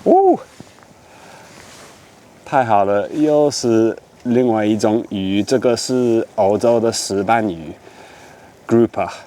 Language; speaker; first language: Chinese; non-native, fluent; English